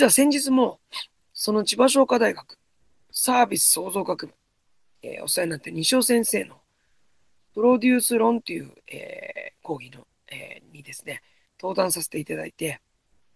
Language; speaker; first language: Japanese; native; Japanese